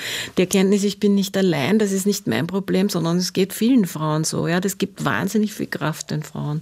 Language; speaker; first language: German; native; German